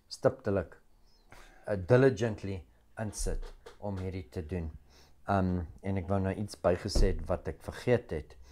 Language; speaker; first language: Afrikaans; non-native, local second language; English